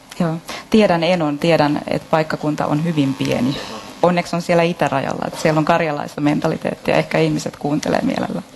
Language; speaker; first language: Finnish; native; Finnish